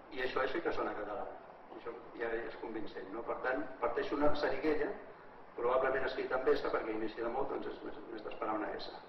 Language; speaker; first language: Catalan; native; Catalan